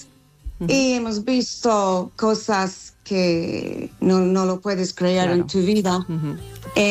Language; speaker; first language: Spanish; non-native, learner; English